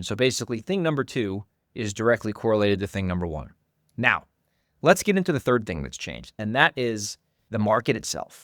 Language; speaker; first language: English; native; English